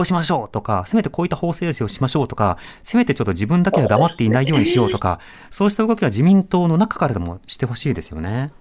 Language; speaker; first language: Japanese; native; Japanese